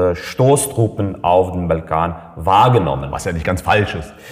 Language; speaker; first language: German; non-native, fluent; Serbian